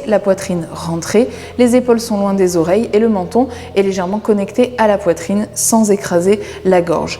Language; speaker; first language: French; native; French